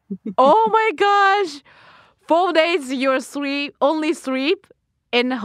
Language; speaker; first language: English; non-native, learner; Japanese